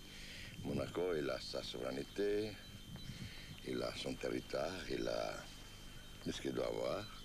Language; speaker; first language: French; non-native, fluent; Italian